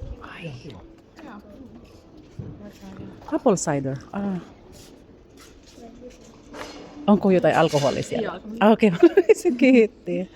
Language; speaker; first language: Finnish; non-native, learner; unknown